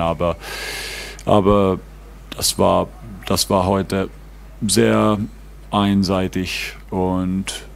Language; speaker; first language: German; non-native, fluent; Finnish